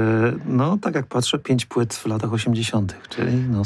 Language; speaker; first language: Polish; native; Polish